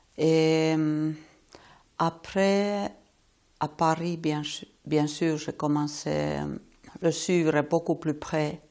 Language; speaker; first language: French; non-native, fluent; Finnish